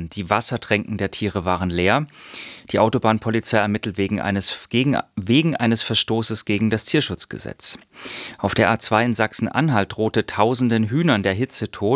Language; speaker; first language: German; native; German